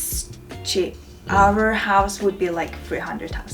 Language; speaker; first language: English; non-native, fluent; Mongolian